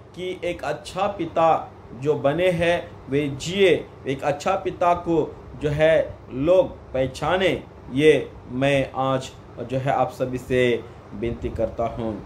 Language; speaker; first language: Hindi; non-native, local second language; Kannada